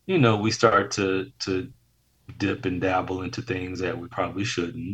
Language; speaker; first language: English; native; English